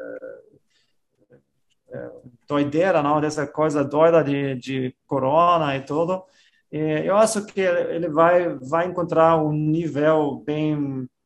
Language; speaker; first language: Portuguese; non-native, fluent; German